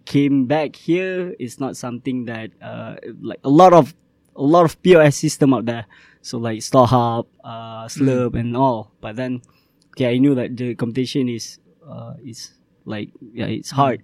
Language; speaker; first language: English; non-native, local second language; Malay